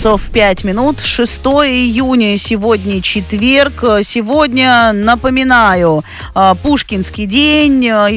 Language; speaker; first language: Russian; native; Russian